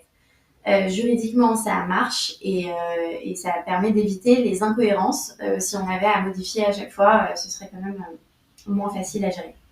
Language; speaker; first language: French; native; French